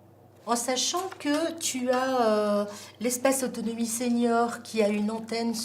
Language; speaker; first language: French; native; French